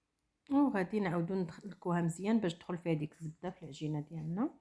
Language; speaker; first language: Arabic; native; Arabic